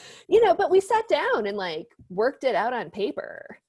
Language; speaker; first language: English; native; English